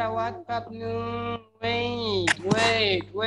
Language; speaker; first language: English; non-native, fluent; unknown